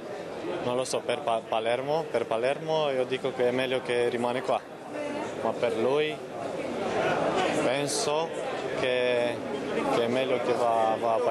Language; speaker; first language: Italian; non-native, learner; Romanian